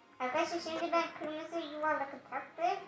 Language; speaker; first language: Turkish; early bilingual, heritage; Turkish